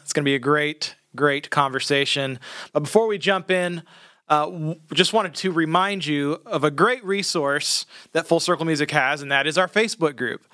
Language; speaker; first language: English; native; English